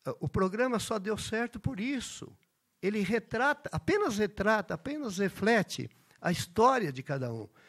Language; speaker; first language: Portuguese; early bilingual, other home language; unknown